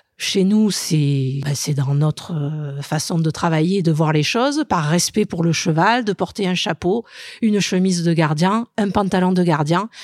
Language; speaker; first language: French; native; French